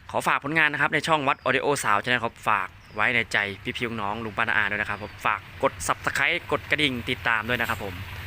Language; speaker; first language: Thai; non-native, local second language; Northeastern Thai